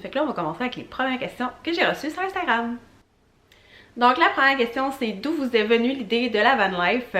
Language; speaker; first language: French; native; French